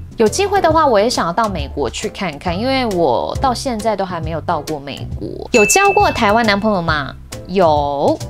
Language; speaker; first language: Chinese; native; Chinese